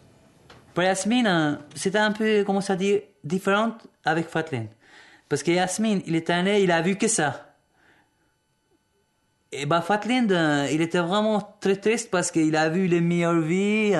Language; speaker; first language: French; non-native, learner; Albanian